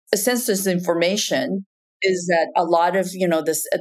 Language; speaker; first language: English; non-native, fluent; Japanese